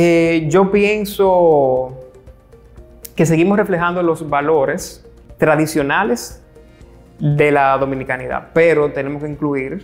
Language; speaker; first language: Spanish; native; Spanish